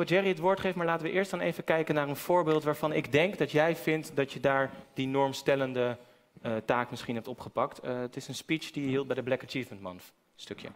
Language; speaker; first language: Dutch; native; Dutch